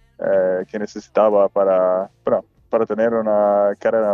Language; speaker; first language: Spanish; non-native, fluent; Swedish